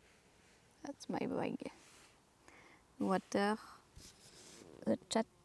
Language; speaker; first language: English; non-native, fluent; French